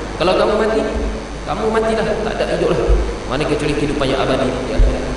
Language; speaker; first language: Malay; native; Malay